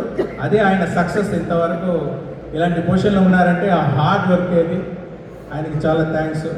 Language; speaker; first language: Telugu; non-native, local second language; Tamil